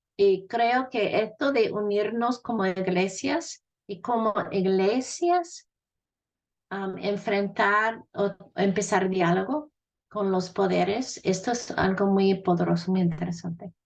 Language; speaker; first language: Spanish; non-native, fluent; English